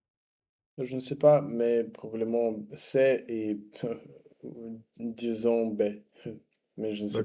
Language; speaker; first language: French; non-native, fluent; Russian